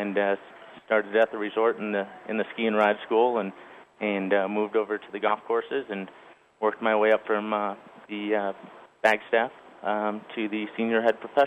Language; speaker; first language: English; native; English